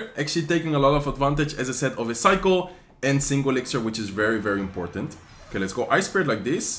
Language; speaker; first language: English; non-native, fluent; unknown